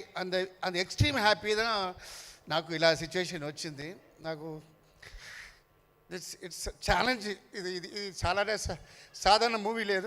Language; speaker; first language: Telugu; non-native, learner; Tamil